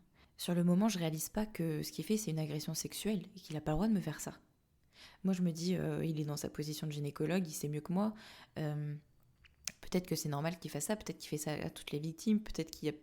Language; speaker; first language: French; native; French